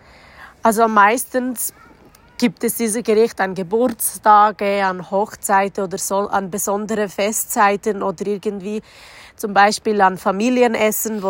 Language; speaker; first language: German; non-native, fluent; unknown